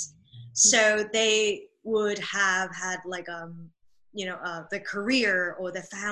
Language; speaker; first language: English; non-native, local second language; Cantonese